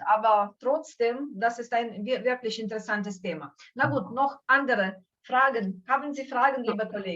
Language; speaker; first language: German; non-native, fluent; Ukrainian